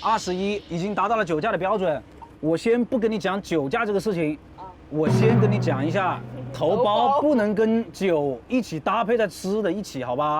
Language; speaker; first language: Chinese; native; Chinese